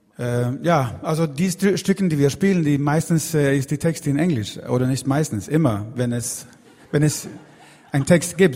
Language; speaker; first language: German; non-native, fluent; Swedish